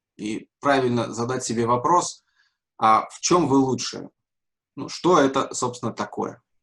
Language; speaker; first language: Russian; native; Russian